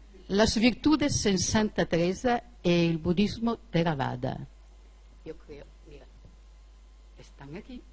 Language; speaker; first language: Spanish; non-native, fluent; Italian